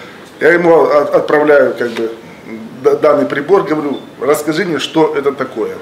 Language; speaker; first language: Russian; native; Russian